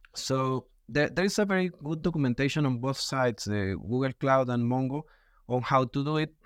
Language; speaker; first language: English; non-native, fluent; Spanish